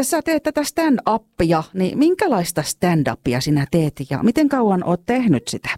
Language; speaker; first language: Finnish; native; Finnish